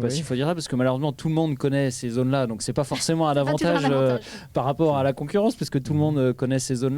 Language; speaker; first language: French; native; French